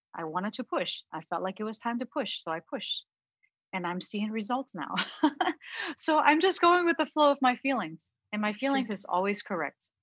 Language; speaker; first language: English; early bilingual, other home language; Cantonese